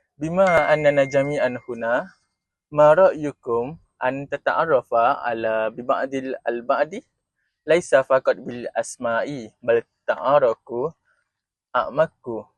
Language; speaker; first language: Arabic; non-native, learner; Malay